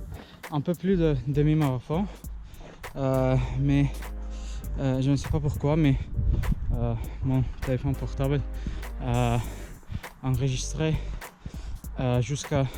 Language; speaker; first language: French; non-native, learner; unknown